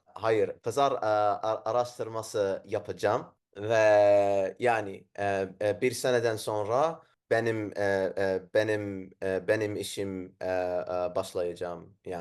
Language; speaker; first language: Turkish; non-native, learner; Arabic